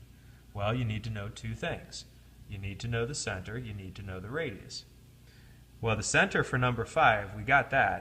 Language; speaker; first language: English; native; English